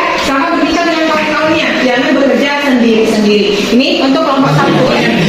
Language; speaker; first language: Indonesian; native; Indonesian